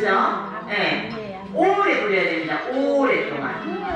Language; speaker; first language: Korean; native; Korean